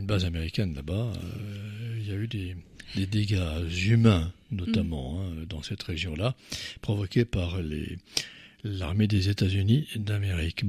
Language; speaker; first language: French; native; French